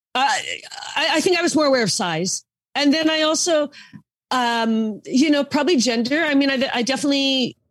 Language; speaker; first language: English; native; English